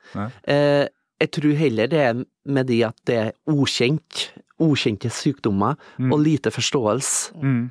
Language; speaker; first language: Norwegian; native; Norwegian